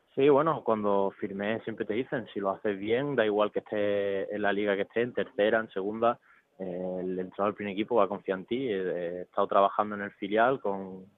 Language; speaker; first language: Spanish; early bilingual, other home language; English